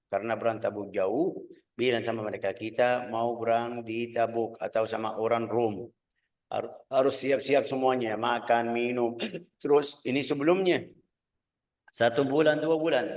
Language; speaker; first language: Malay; non-native, fluent; Arabic